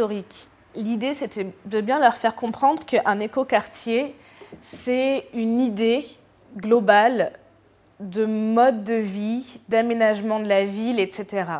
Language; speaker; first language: French; native; French